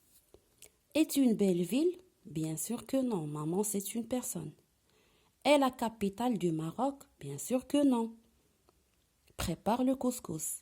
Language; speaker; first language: French; non-native, local second language; Arabic